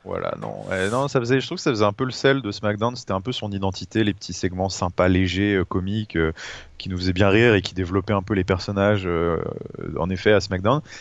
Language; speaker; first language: French; native; French